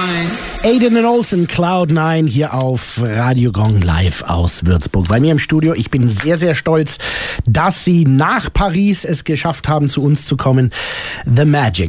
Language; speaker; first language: German; native; German